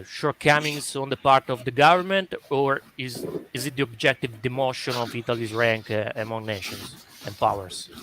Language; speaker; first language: English; non-native, fluent; Italian